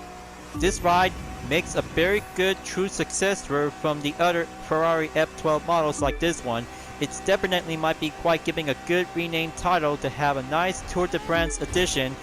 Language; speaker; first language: English; non-native, fluent; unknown